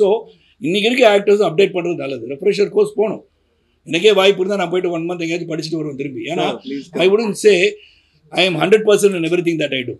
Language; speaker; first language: Tamil; native; Tamil